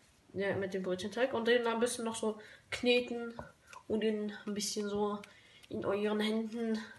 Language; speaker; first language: German; native; German